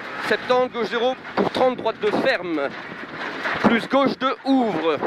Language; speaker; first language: French; native; French